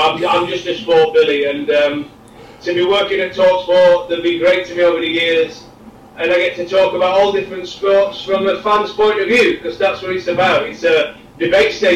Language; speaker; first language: English; native; English